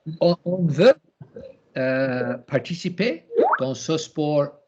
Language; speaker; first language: French; non-native, learner; English